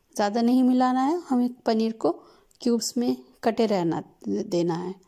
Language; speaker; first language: Hindi; non-native, local second language; Telugu